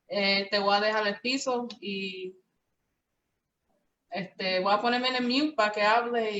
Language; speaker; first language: Spanish; early bilingual, heritage; Spanish